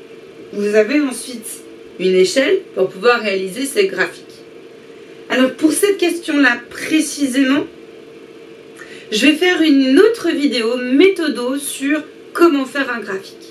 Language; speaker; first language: French; native; French